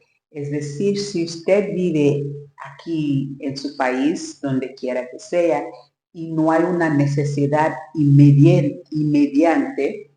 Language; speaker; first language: Spanish; non-native, learner; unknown